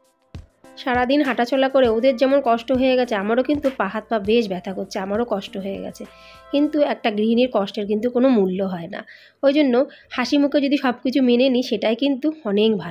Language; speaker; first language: Bangla; native; Bangla